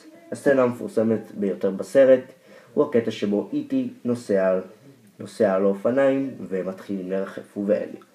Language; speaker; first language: Hebrew; native; Hebrew